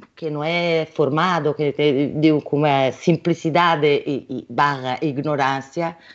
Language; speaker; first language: Portuguese; non-native, fluent; Italian